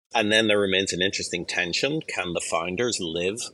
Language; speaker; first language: English; native; English